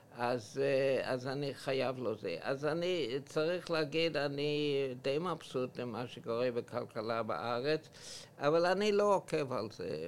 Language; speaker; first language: Hebrew; non-native, fluent; English